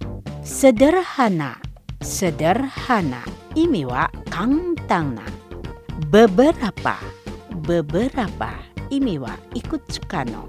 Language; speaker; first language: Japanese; non-native, fluent; Indonesian